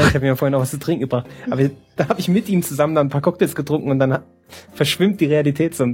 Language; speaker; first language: German; native; German